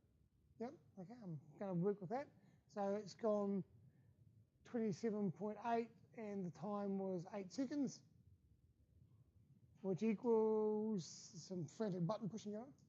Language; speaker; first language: English; native; English